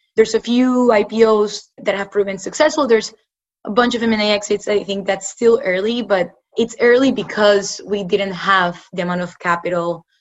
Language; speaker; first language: English; non-native, fluent; Spanish